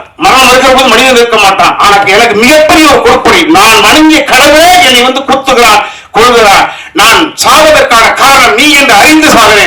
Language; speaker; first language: Tamil; native; Tamil